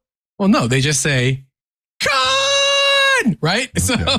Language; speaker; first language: English; native; English